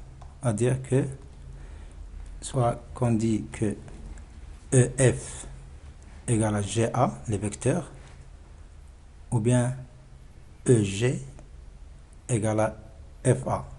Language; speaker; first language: French; non-native, local second language; Arabic